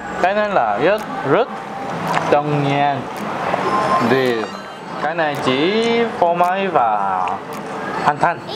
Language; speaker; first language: Vietnamese; non-native, learner; Korean